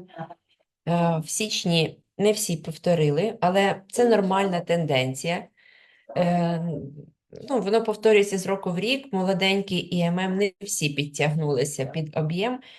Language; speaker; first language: Ukrainian; non-native, local second language; Russian